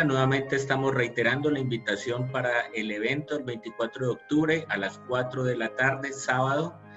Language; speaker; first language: Spanish; native; Spanish